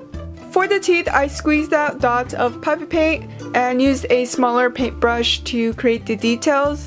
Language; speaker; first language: English; native; English